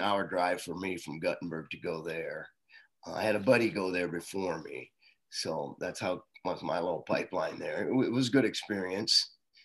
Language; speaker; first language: English; native; English